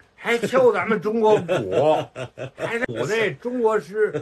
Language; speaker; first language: Chinese; native; Chinese